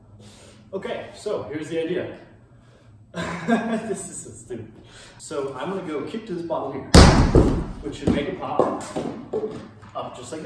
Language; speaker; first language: English; native; English